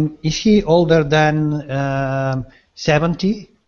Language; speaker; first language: English; non-native, learner; Spanish